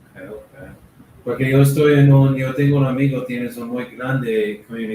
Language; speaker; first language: Spanish; non-native, learner; English